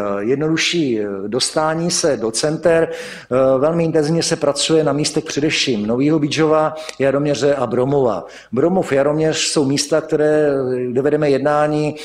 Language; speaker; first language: Czech; native; Czech